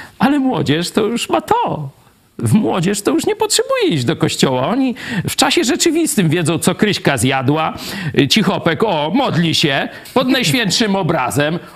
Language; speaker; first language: Polish; native; Polish